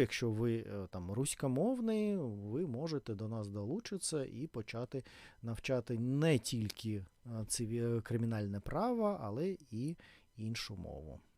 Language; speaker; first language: Ukrainian; non-native, fluent; Russian